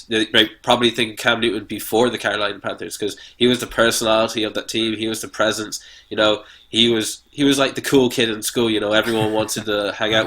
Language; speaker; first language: English; native; English